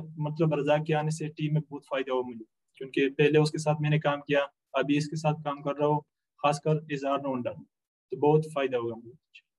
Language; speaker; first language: Hindi; non-native, local second language; Pashto